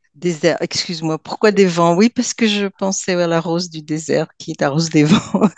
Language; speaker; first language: French; native; French